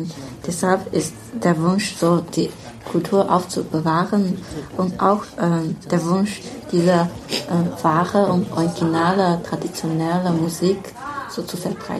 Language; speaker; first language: German; non-native, fluent; Chinese